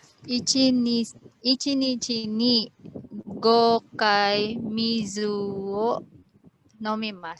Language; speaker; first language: Japanese; non-native, learner; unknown